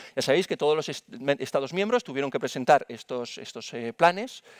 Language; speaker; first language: Spanish; native; Spanish